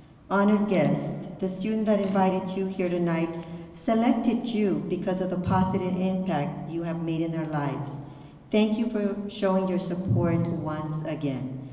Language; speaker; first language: English; early bilingual, other home language; Spanish